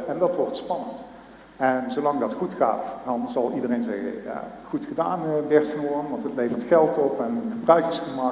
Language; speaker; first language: Dutch; native; Dutch